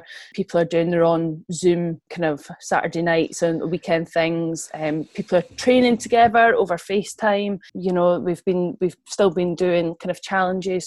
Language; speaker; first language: English; native; English